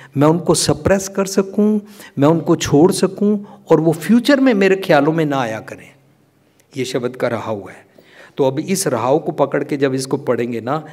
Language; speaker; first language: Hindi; non-native, local second language; Punjabi